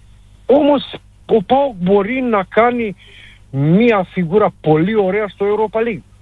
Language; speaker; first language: Greek; non-native, fluent; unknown